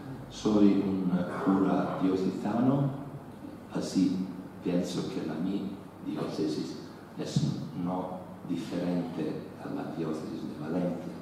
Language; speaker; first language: Spanish; non-native, learner; Italian